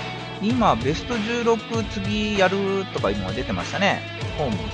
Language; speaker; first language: Japanese; native; Japanese